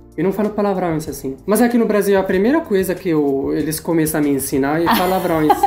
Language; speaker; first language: Portuguese; non-native, fluent; Arabic